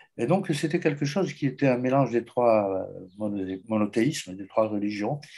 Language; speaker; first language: French; native; French